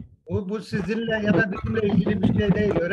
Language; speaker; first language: Turkish; native; Turkish